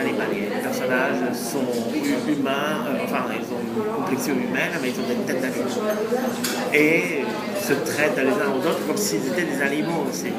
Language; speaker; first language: French; non-native, fluent; Spanish